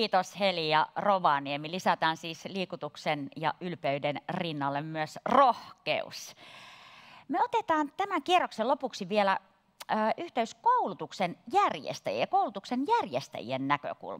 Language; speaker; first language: Finnish; native; Finnish